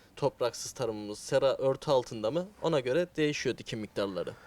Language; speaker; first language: Turkish; native; Turkish